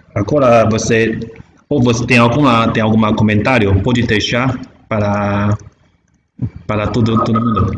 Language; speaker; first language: Portuguese; non-native, learner; Chinese